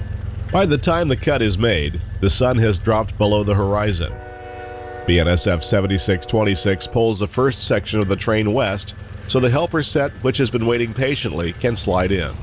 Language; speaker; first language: English; native; English